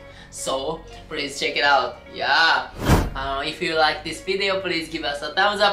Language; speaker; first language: English; non-native, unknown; Japanese